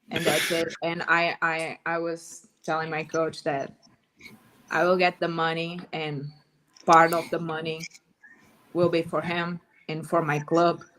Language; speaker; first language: English; non-native, learner; Portuguese